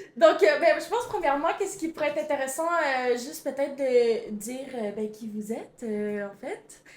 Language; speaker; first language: French; native; French